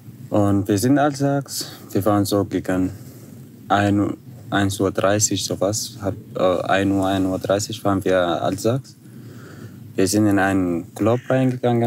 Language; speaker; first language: German; non-native, fluent; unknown